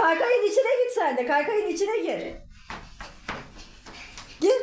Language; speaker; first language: Turkish; native; Turkish